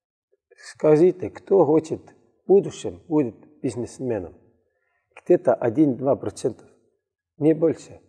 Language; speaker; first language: Russian; non-native, learner; Estonian